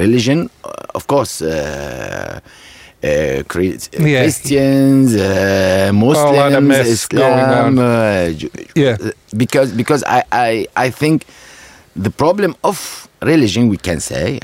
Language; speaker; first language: English; non-native, learner; Arabic